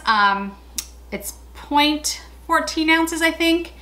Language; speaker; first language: English; native; English